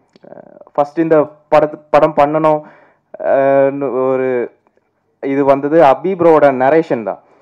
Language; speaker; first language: Tamil; non-native, local second language; Malayalam